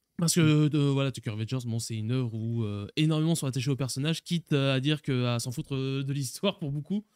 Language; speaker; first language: French; native; French